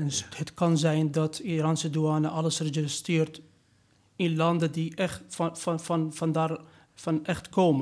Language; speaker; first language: Dutch; non-native, fluent; Persian